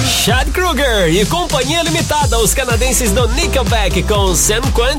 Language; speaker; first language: Portuguese; native; Portuguese